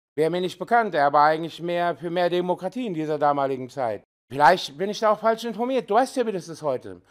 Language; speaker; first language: German; early bilingual, heritage; Serbian